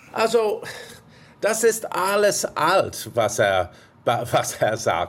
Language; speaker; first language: German; non-native, fluent; English